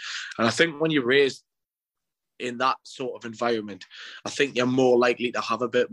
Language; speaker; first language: English; native; English